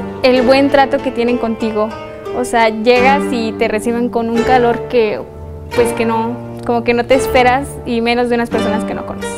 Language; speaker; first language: Spanish; native; Spanish